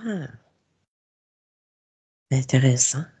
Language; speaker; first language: French; native; French